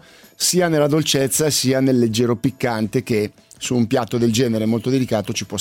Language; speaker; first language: Italian; native; Italian